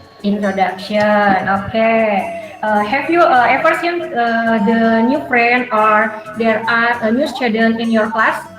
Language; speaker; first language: English; non-native, learner; Indonesian